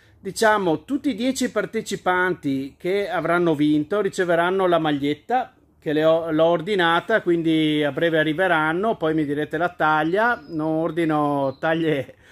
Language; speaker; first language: Italian; native; Italian